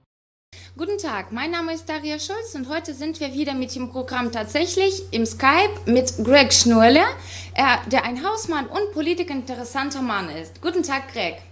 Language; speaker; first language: German; non-native, fluent; Russian